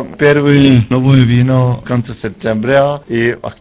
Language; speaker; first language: Russian; non-native, learner; Czech